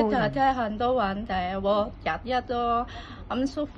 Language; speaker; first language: Chinese; non-native, learner; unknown